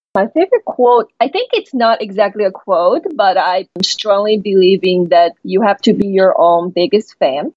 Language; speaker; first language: English; non-native, fluent; Chinese